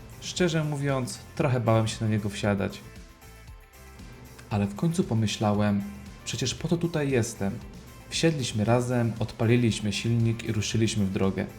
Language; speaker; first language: Polish; native; Polish